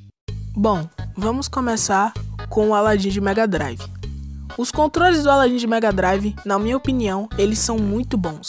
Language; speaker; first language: Portuguese; native; Portuguese